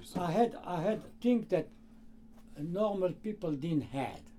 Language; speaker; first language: English; non-native, learner; Armenian